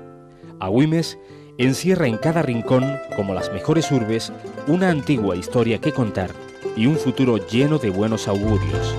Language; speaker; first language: Spanish; native; Spanish